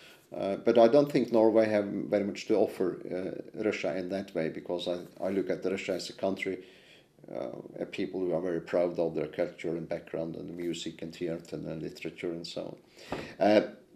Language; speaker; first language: English; non-native, fluent; Norwegian